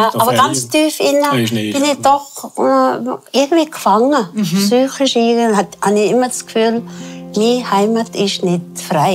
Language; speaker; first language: German; non-native, fluent; Tibetan